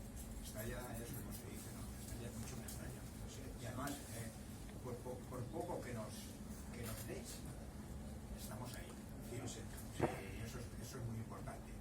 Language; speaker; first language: Spanish; native; Spanish